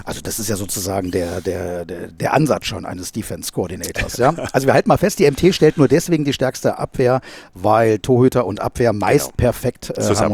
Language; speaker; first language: German; native; German